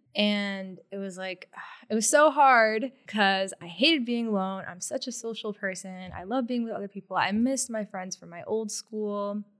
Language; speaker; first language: English; native; English